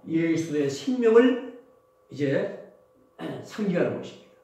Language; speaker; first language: Korean; native; Korean